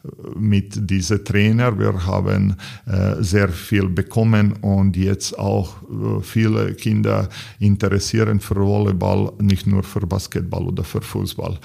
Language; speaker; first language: German; non-native, learner; Serbian